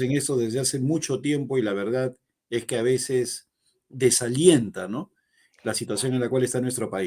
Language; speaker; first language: Spanish; native; Spanish